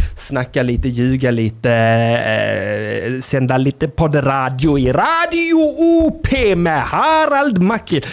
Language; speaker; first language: Swedish; native; Swedish